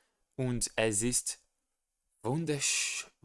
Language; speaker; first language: German; non-native, learner; Portuguese